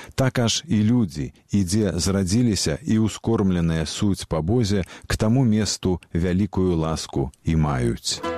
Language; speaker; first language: Belarusian; native; Belarusian